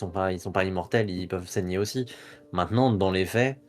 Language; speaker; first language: French; native; French